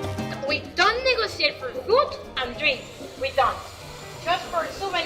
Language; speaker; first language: English; non-native, learner; Spanish